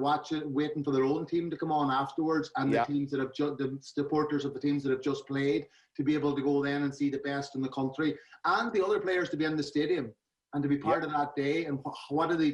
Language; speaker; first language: English; native; English